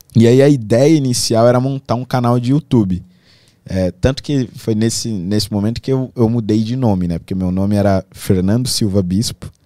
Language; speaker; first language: Portuguese; native; Portuguese